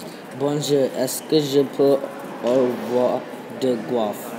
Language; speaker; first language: French; non-native, learner; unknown